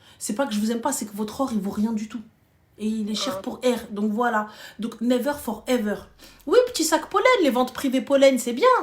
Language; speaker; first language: French; early bilingual, other home language; Arabic